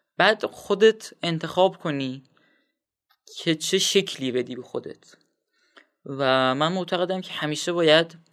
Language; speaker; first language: Persian; non-native, local second language; Azerbaijani